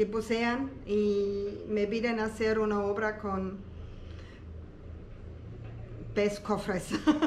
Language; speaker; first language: Spanish; non-native, learner; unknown